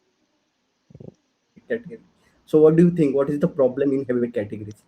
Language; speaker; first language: English; non-native, local second language; Hindi